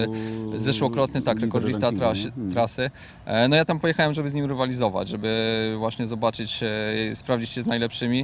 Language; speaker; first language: Polish; native; Polish